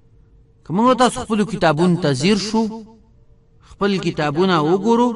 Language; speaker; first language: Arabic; non-native, fluent; Pashto